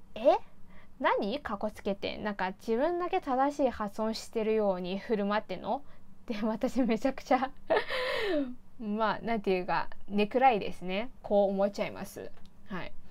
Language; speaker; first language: Japanese; non-native, fluent; Chinese